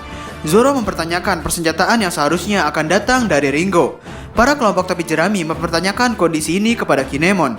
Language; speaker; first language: Indonesian; native; Indonesian